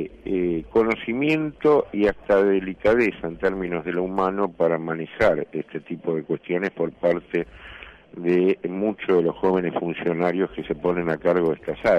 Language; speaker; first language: Spanish; native; Spanish